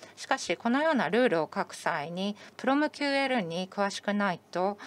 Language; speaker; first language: Japanese; non-native, fluent; English